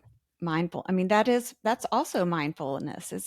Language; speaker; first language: English; native; English